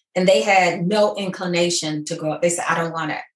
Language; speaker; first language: English; native; English